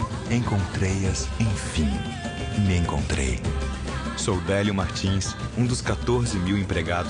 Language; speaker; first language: Portuguese; native; Portuguese